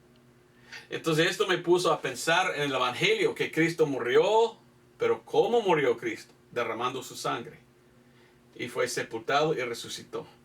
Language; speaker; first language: Spanish; non-native, fluent; English